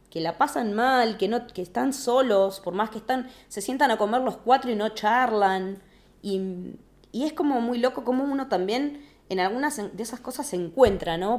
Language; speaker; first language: Spanish; native; Spanish